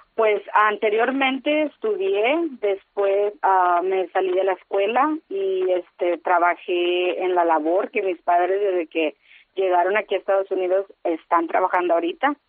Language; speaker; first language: Spanish; native; Spanish